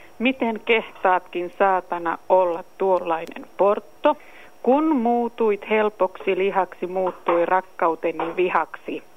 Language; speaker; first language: Finnish; native; Finnish